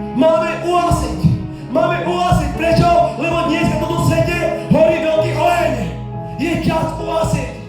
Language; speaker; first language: Slovak; non-native, local second language; Romany